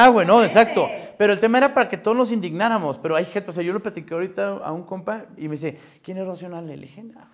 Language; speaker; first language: Spanish; native; Spanish